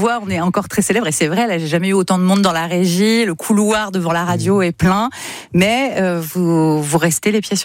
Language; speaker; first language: French; native; French